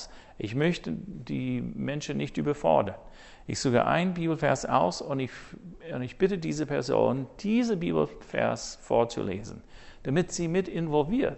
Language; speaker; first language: German; non-native, fluent; English